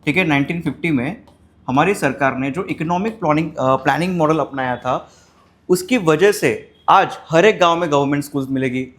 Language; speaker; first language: Hindi; non-native, local second language; Marathi